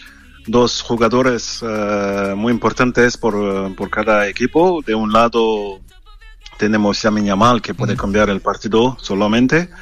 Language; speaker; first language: Spanish; non-native, fluent; French